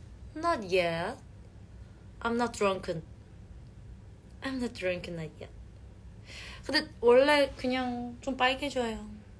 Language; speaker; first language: English; non-native, learner; Korean